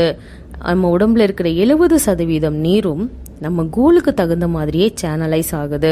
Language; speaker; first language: Tamil; native; Tamil